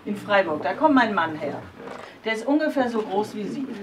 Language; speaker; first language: German; native; German